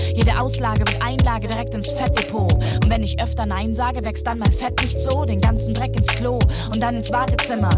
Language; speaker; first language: German; native; German